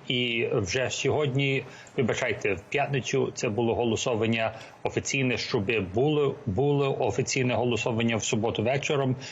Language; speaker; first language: Ukrainian; early bilingual, heritage; Ukrainian